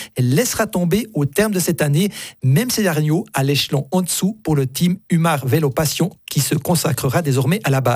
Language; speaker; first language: French; native; French